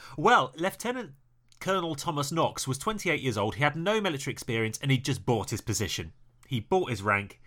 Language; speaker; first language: English; native; English